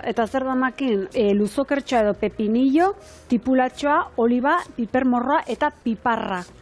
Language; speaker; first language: Basque; native; Basque